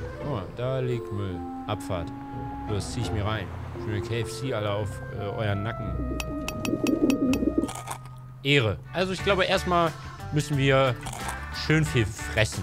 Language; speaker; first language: German; native; German